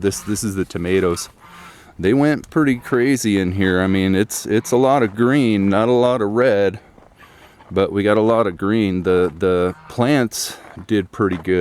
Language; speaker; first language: English; native; English